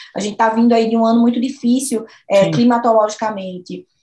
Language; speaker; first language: Portuguese; native; Portuguese